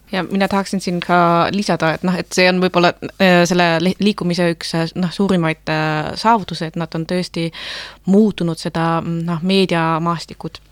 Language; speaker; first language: Estonian; non-native, fluent; German